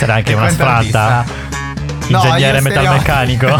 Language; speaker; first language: Italian; native; Italian